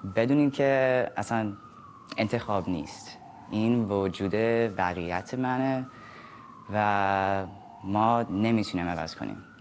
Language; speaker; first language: Persian; non-native, learner; English